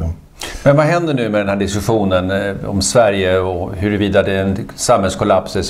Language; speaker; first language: Swedish; native; Swedish